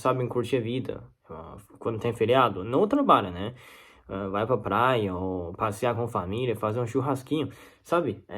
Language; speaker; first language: Portuguese; non-native, learner; Chinese